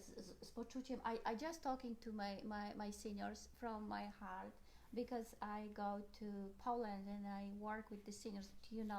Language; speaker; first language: English; non-native, learner; Polish